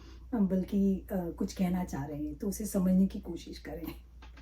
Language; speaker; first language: Hindi; non-native, local second language; Malayalam